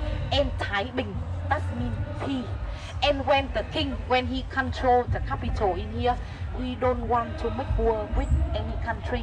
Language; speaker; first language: English; non-native, learner; Vietnamese